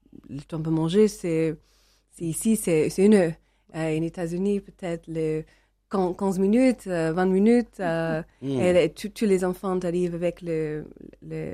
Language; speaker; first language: French; non-native, learner; English